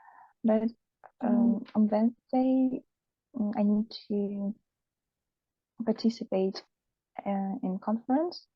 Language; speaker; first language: English; non-native, learner; Russian